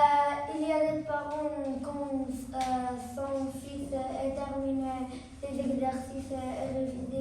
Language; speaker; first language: French; non-native, learner; Arabic